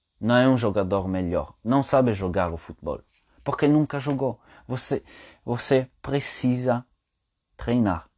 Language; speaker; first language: Portuguese; non-native, fluent; Italian